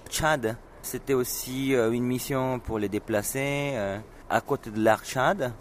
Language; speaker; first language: French; non-native, fluent; Korean